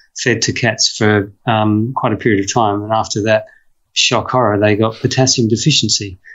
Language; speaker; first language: English; native; English